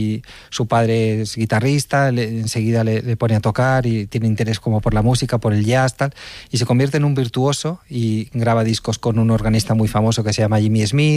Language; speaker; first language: Spanish; native; Spanish